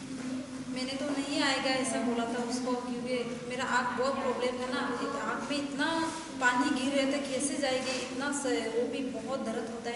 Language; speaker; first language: Hindi; non-native, local second language; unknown